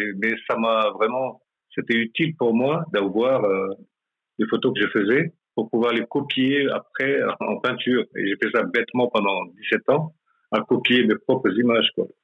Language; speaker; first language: French; non-native, local second language; Malagasy